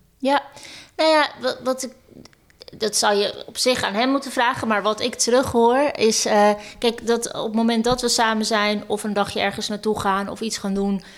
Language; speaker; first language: Dutch; early bilingual, other home language; Turkish